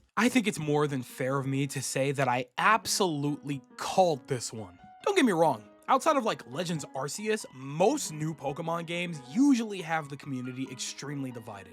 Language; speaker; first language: English; native; English